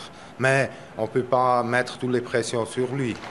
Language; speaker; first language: French; non-native, local second language; German